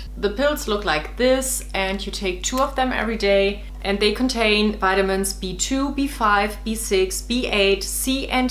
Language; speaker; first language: English; non-native, fluent; German